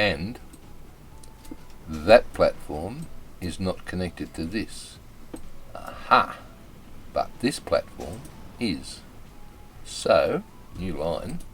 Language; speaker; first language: English; native; English